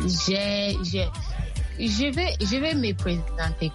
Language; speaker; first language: French; non-native, learner; Akan